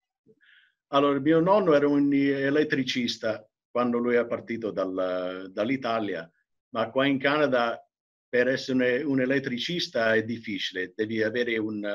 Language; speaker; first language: Italian; early bilingual, heritage; English